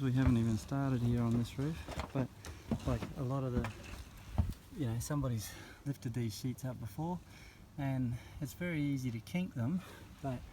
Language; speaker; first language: English; native; English